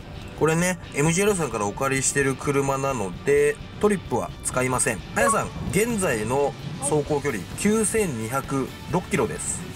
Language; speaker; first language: Japanese; native; Japanese